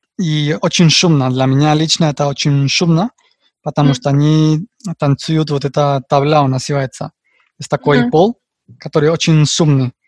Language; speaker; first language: Russian; non-native, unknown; Spanish